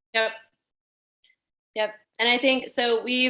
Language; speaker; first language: English; native; English